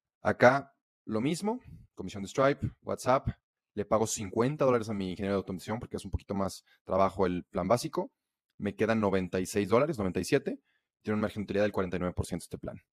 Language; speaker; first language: Spanish; native; Spanish